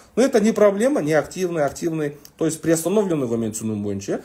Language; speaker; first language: Russian; non-native, local second language; Kazakh